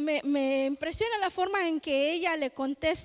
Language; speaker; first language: Spanish; native; Spanish